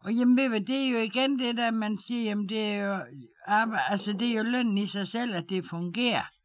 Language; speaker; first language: Danish; native; Danish